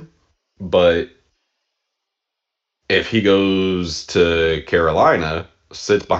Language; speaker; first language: English; native; English